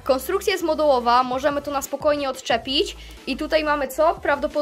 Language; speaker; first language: Polish; native; Polish